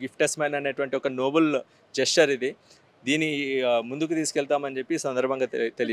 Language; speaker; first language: Telugu; native; Telugu